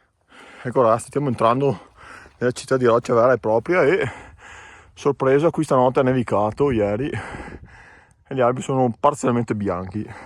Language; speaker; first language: Italian; native; Italian